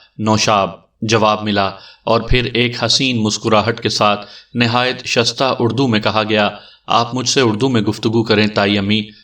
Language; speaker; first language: Urdu; native; Urdu